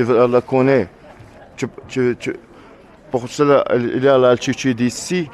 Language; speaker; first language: French; non-native, learner; Arabic